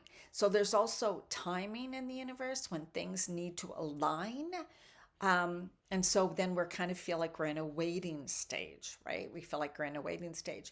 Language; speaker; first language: English; native; English